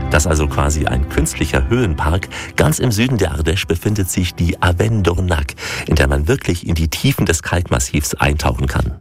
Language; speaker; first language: German; native; German